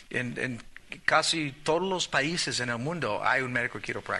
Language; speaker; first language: Spanish; non-native, learner; English